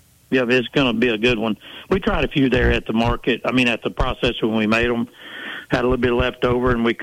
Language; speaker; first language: English; native; English